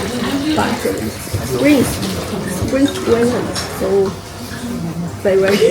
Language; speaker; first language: English; non-native, learner; Chinese